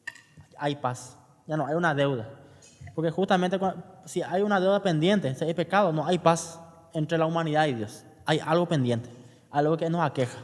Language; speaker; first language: Spanish; native; Spanish